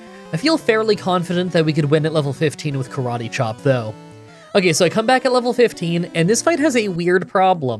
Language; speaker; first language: English; native; English